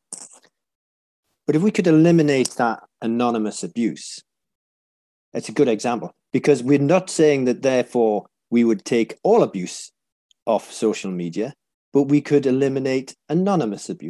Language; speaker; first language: English; native; English